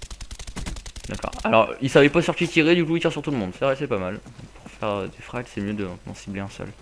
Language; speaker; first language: French; native; French